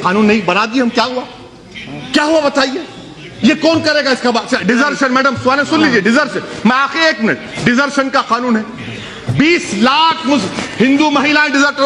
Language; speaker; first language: Urdu; native; Urdu